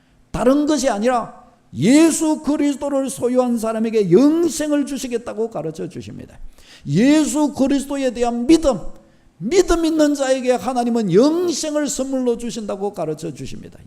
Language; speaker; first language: Korean; native; Korean